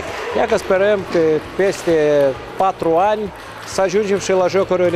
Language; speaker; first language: Romanian; non-native, local second language; Russian